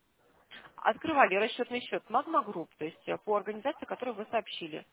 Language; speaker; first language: Russian; native; Russian